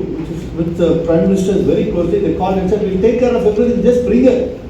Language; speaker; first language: English; non-native, local second language; Tamil